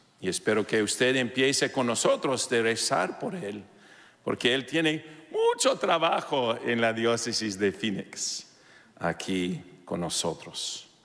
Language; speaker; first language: Spanish; non-native, fluent; English